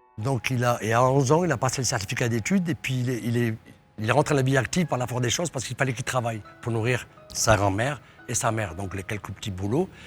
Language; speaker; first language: French; native; French